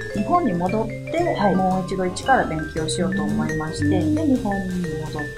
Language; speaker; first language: Japanese; native; Japanese